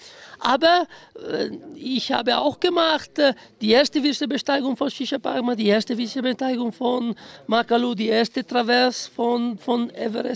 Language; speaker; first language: German; non-native, fluent; Italian